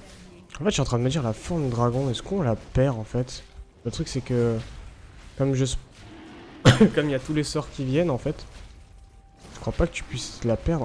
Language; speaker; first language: French; native; French